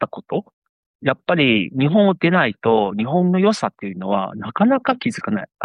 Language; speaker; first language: Japanese; non-native, fluent; Chinese